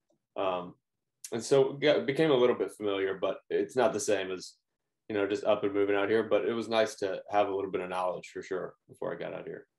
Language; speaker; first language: English; native; English